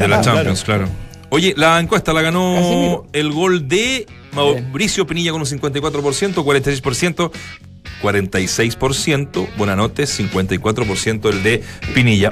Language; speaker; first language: Spanish; native; Spanish